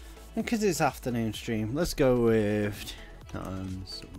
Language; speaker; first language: English; native; English